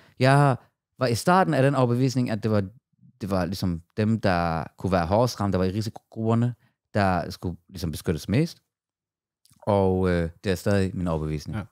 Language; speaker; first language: Danish; early bilingual, other home language; Persian